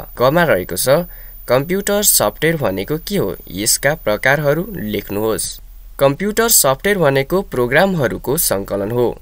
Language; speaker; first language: Nepali; native; Nepali